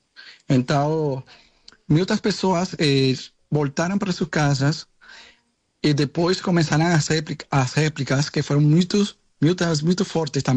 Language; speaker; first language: Portuguese; non-native, learner; Spanish